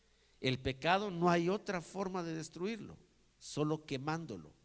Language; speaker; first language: Spanish; native; Spanish